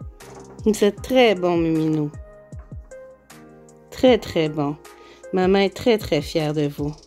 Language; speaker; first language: French; native; French